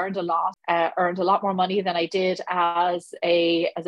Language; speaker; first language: English; native; English